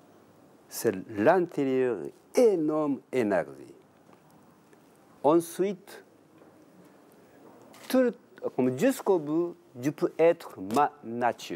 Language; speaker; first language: French; non-native, learner; Japanese